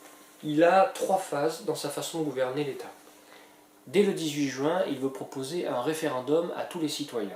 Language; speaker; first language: French; native; French